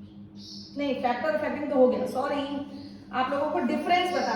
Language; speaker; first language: Hindi; native; Hindi